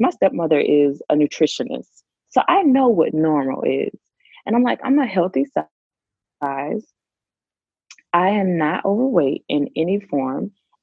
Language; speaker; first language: English; native; English